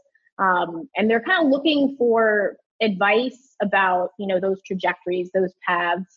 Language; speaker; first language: English; native; English